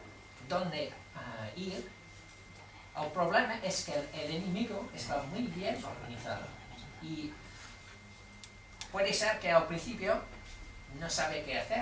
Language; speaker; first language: Spanish; non-native, fluent; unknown